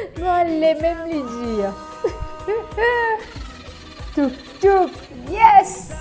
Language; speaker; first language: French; non-native, local second language; Morisyen